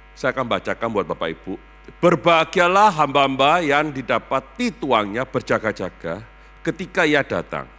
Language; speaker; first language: Indonesian; native; Indonesian